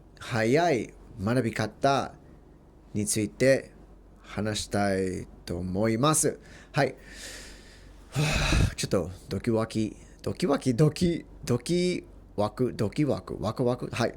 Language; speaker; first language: Japanese; non-native, learner; English